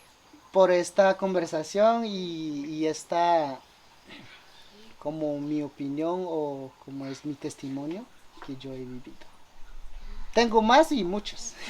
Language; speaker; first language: Spanish; non-native, local second language; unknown